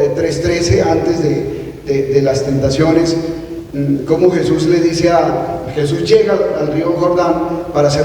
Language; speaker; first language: Spanish; native; Spanish